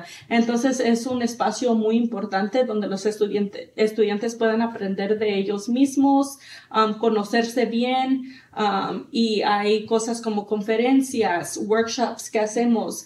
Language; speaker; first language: Spanish; early bilingual, heritage; Spanish